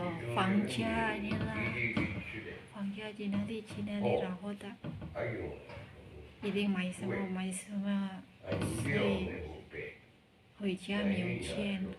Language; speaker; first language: Chinese; non-native, learner; Indonesian